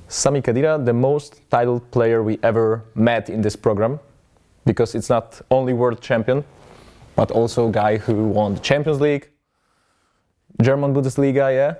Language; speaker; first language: English; non-native, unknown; Polish